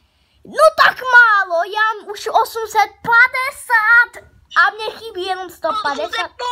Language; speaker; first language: Czech; early bilingual, other home language; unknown